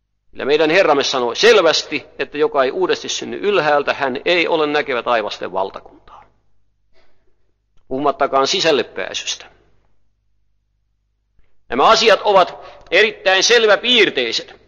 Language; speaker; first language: Finnish; native; Finnish